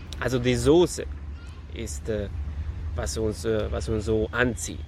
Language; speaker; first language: German; non-native, fluent; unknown